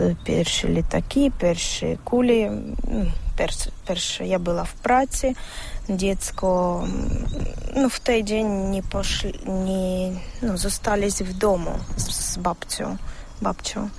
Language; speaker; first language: Ukrainian; non-native, local second language; Russian